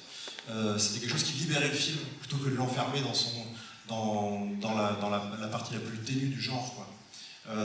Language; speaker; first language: French; native; French